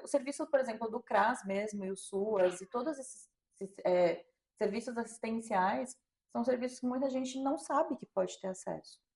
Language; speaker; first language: Portuguese; native; Portuguese